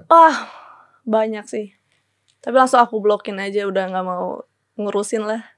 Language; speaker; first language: Indonesian; native; Indonesian